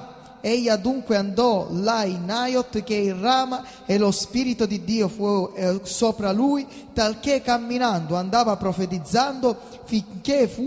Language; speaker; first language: Italian; native; Italian